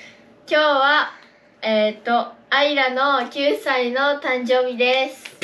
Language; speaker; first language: Japanese; early bilingual, other home language; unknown